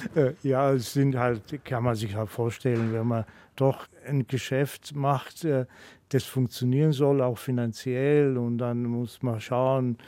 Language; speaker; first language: German; non-native, fluent; Greek